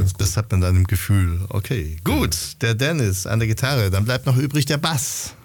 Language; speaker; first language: German; native; German